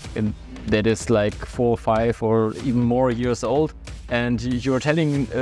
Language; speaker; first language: English; non-native, fluent; German